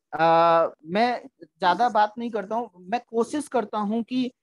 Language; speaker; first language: Hindi; native; Hindi